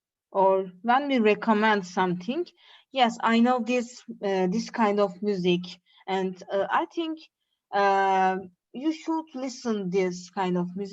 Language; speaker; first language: English; non-native, learner; Turkish